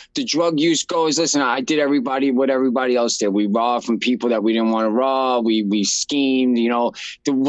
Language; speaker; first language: English; native; English